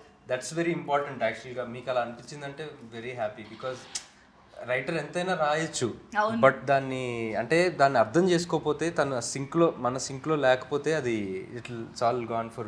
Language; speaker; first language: Telugu; native; Telugu